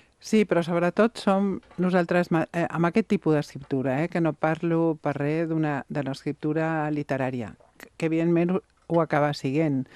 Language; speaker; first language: Catalan; non-native, local second language; Spanish